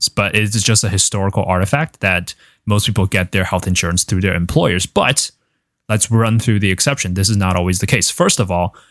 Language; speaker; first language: English; non-native, fluent; Chinese